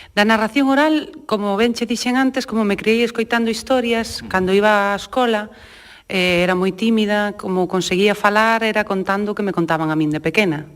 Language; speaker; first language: Galician; native; Galician